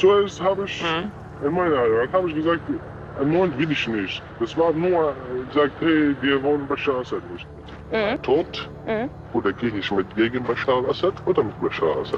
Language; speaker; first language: German; non-native, learner; Arabic